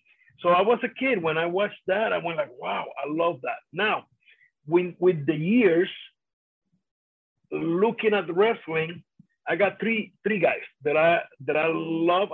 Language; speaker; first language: English; non-native, fluent; Spanish